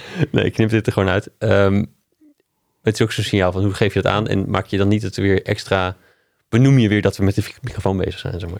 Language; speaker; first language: Dutch; non-native, fluent; English